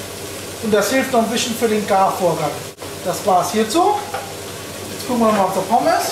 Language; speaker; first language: German; native; German